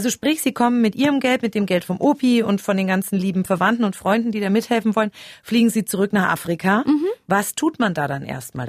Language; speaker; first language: German; native; German